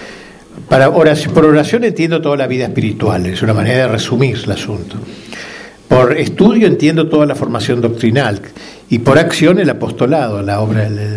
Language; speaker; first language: Spanish; native; Spanish